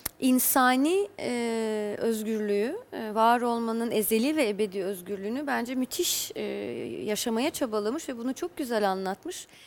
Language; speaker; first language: Turkish; native; Turkish